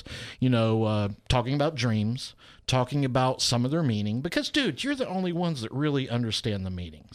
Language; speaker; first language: English; native; English